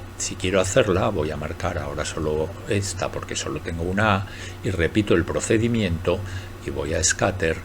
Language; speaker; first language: Spanish; native; Spanish